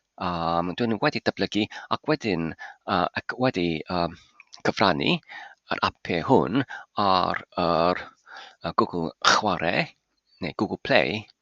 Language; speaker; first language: Welsh; non-native, fluent; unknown